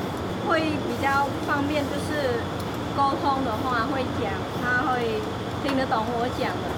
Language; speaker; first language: Chinese; non-native, learner; Vietnamese